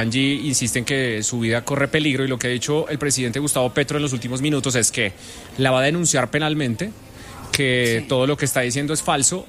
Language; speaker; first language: Spanish; native; Spanish